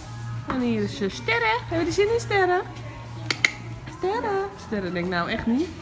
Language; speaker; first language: Dutch; native; Dutch